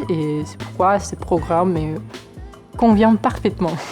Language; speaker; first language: French; non-native, fluent; Ukrainian